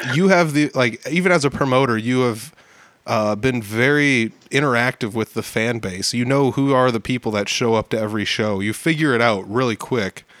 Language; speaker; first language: English; native; English